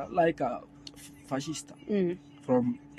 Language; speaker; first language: English; non-native, learner; Arabic